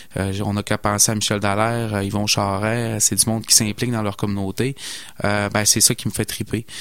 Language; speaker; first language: French; native; French